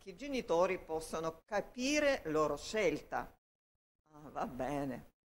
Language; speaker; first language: Italian; non-native, learner; Ukrainian